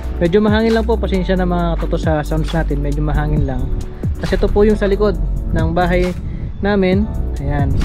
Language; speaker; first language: Filipino; native; Filipino